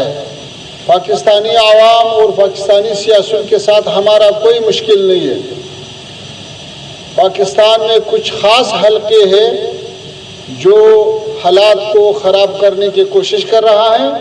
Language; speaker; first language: Hindi; non-native, fluent; Pashto